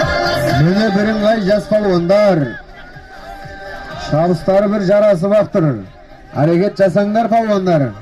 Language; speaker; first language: Kazakh; native; Kazakh